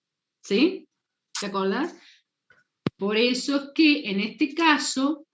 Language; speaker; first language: Spanish; native; Spanish